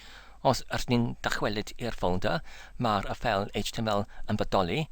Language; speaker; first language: Welsh; non-native, learner; English